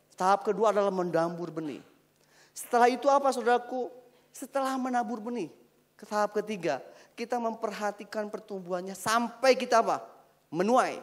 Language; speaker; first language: Indonesian; native; Indonesian